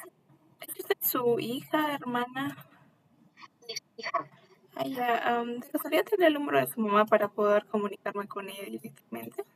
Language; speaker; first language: Spanish; native; Spanish